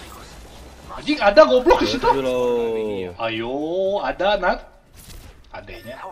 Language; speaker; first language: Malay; non-native, local second language; Sundanese